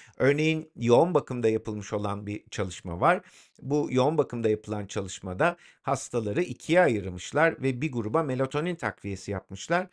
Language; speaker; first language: Turkish; native; Turkish